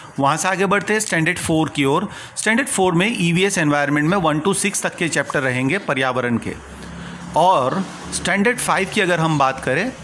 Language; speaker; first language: Hindi; non-native, local second language; Gujarati